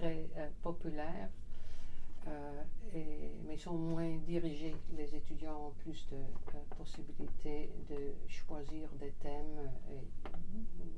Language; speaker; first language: French; non-native, fluent; Dutch